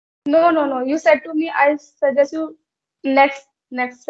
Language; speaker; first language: English; non-native, learner; Hindi